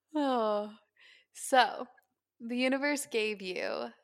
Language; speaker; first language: English; native; English